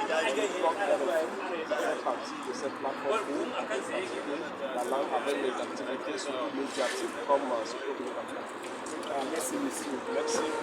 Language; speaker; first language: French; non-native, learner; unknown